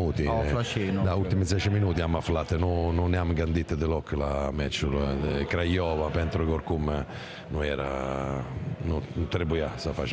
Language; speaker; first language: Romanian; non-native, fluent; Italian